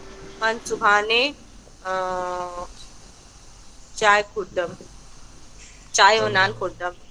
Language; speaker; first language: Persian; non-native, learner; Urdu